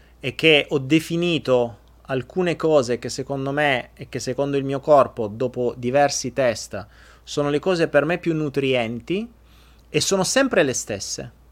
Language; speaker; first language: Italian; native; Italian